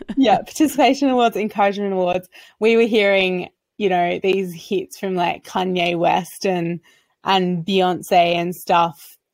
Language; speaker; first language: English; native; English